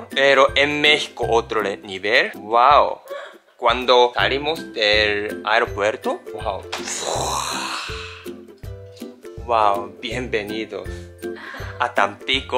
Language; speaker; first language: Spanish; non-native, learner; Japanese